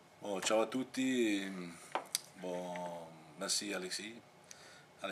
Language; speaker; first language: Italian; early bilingual, heritage; French